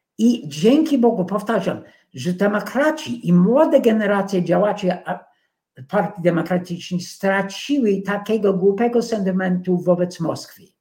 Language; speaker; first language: Polish; non-native, fluent; English